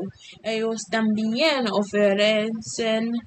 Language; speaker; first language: Spanish; non-native, learner; English